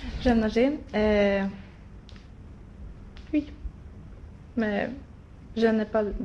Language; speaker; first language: French; non-native, learner; Swedish